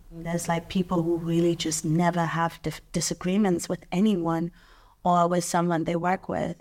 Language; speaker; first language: English; non-native, local second language; German